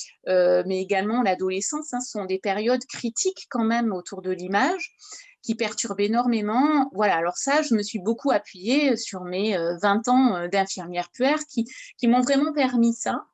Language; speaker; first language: French; native; French